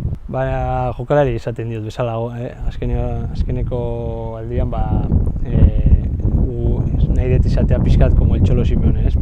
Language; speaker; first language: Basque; non-native, local second language; Spanish